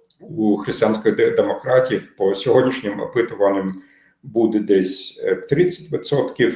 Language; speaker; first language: Ukrainian; non-native, fluent; German